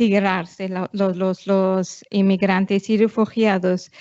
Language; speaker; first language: Spanish; non-native, fluent; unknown